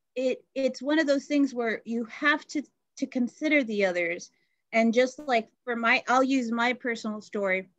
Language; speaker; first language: English; native; English